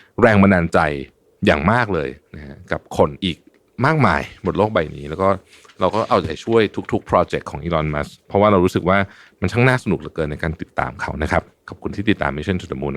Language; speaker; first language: Thai; native; Thai